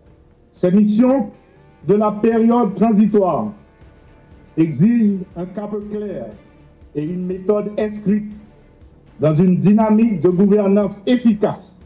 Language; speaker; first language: French; non-native, local second language; Haitian Creole